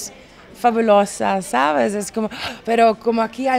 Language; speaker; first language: Spanish; non-native, learner; Italian